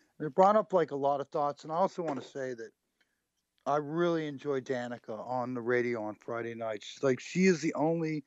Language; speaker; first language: English; native; English